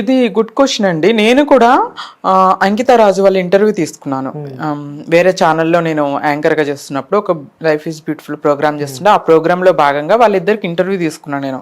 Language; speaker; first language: Telugu; native; Telugu